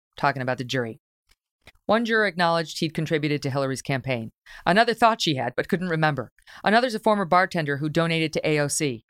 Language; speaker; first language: English; native; English